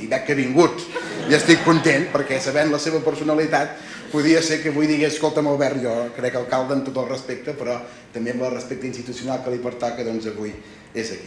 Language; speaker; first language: Catalan; native; Catalan